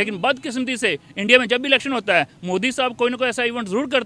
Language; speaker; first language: Hindi; native; Hindi